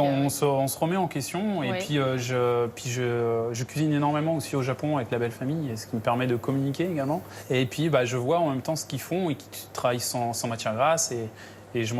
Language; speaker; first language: French; native; French